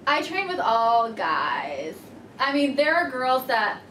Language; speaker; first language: English; native; English